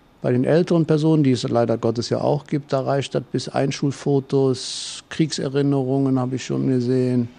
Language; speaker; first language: German; native; German